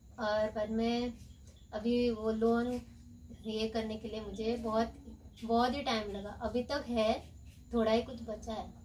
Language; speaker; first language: Hindi; non-native, local second language; Konkani